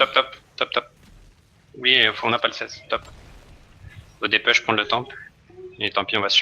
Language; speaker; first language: French; native; French